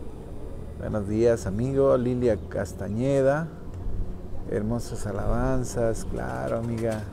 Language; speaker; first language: Spanish; native; Spanish